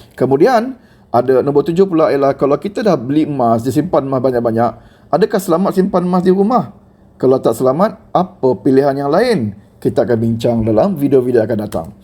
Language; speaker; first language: Malay; native; Malay